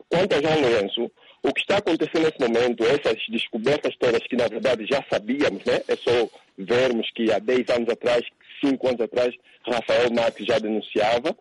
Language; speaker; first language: Portuguese; native; Portuguese